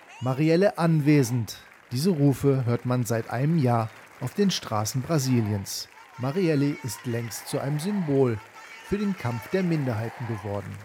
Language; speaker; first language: German; native; German